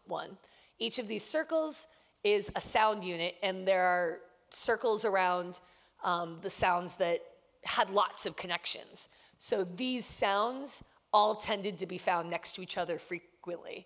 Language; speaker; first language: English; native; English